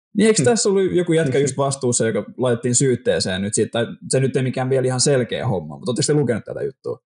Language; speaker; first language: Finnish; non-native, local second language; Swedish